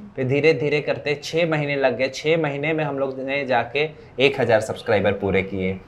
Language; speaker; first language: Hindi; native; Hindi